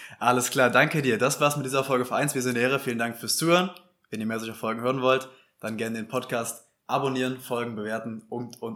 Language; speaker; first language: German; native; German